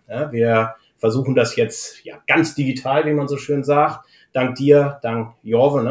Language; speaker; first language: German; native; German